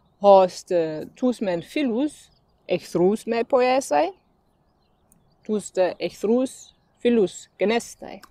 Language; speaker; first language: Greek; non-native, fluent; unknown